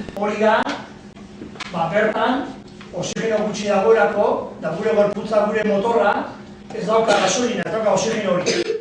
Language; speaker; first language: Basque; native; Basque